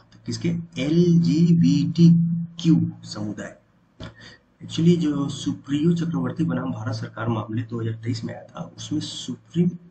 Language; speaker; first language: Hindi; native; Hindi